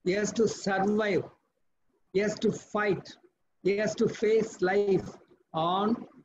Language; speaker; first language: English; non-native, local second language; Tamil